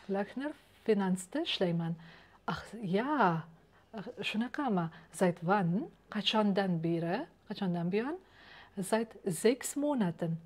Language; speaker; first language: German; non-native, fluent; Uzbek